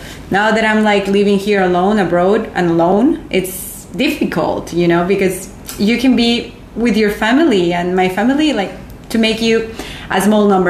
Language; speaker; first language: English; non-native, fluent; Spanish